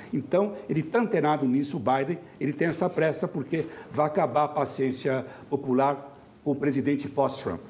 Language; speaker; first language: Portuguese; native; Portuguese